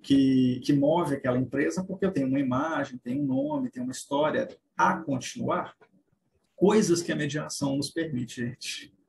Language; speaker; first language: Portuguese; native; Portuguese